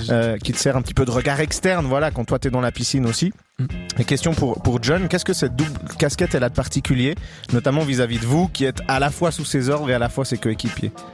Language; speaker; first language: French; native; French